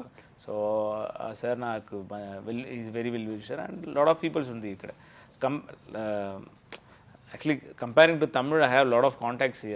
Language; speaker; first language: Telugu; non-native, learner; Tamil